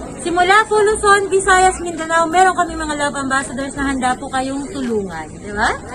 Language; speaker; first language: Filipino; native; Filipino